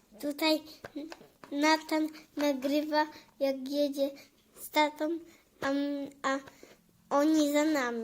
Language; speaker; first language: Polish; native; Polish